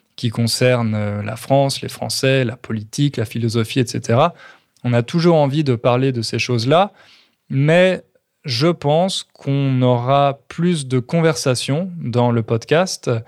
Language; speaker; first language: French; native; French